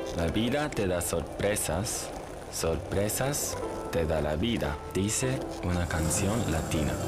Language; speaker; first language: Spanish; early bilingual, heritage; Japanese